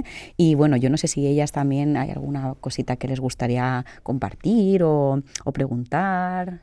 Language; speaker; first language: Spanish; native; Spanish